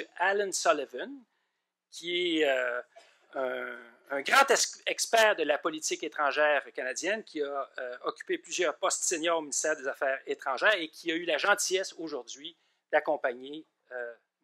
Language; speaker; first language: French; native; French